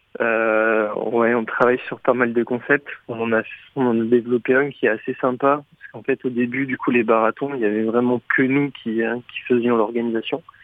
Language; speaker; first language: French; native; French